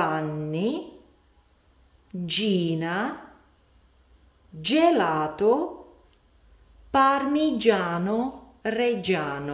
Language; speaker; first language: Italian; non-native, fluent; Latvian